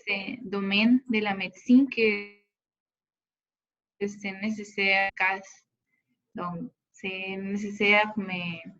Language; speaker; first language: French; non-native, learner; Spanish